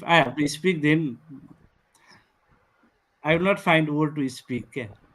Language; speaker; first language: English; non-native, fluent; Nepali